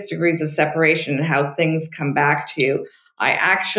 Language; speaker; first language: English; non-native, fluent; French